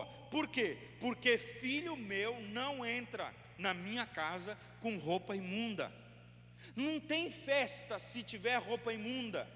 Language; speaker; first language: Portuguese; native; Portuguese